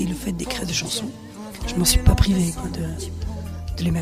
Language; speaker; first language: French; early bilingual, other home language; Spanish